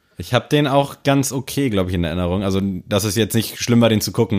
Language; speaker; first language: German; native; German